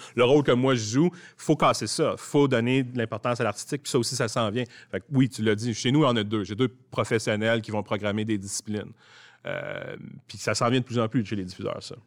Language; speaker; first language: French; native; French